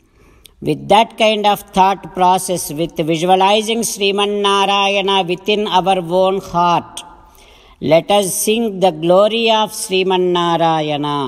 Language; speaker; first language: English; non-native, local second language; Telugu